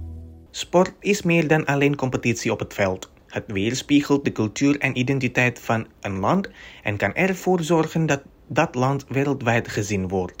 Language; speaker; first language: Dutch; non-native, fluent; Indonesian